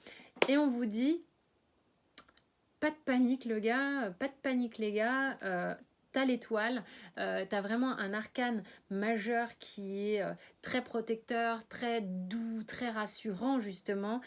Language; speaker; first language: French; native; French